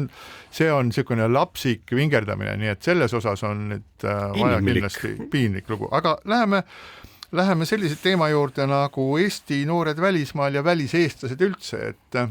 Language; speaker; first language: Estonian; native; Estonian